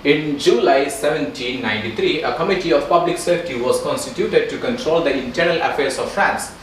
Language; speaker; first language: English; non-native, local second language; Malayalam